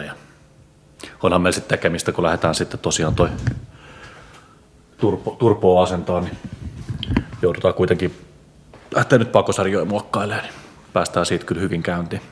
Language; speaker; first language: Finnish; native; Finnish